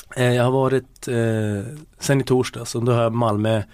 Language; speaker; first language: Swedish; native; Swedish